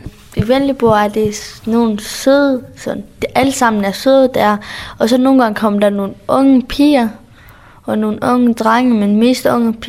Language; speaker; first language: Danish; early bilingual, other home language; Kurdish